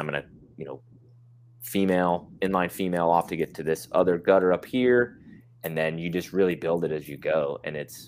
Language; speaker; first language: English; native; English